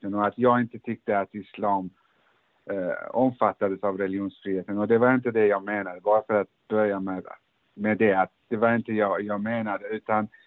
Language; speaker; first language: Swedish; early bilingual, other home language; Persian